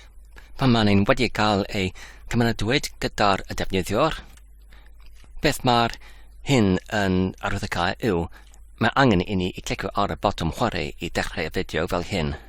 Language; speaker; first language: Welsh; non-native, learner; English